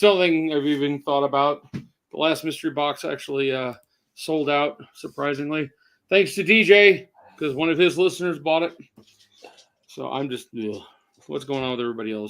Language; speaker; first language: English; native; English